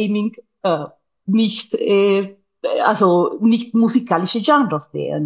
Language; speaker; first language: German; non-native, fluent; Spanish